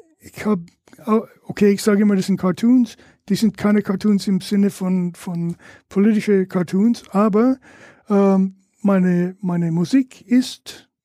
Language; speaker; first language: German; non-native, fluent; English